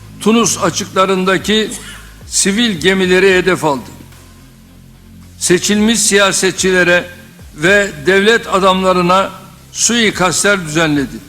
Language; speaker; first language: Turkish; native; Turkish